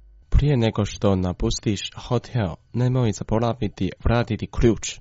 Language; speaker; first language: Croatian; non-native, fluent; Chinese